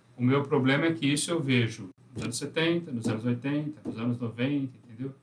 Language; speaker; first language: Portuguese; native; Portuguese